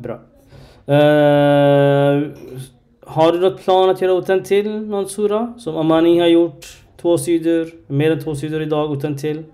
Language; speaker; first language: Swedish; non-native, learner; Arabic